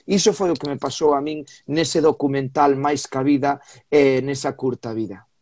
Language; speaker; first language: Galician; native; Galician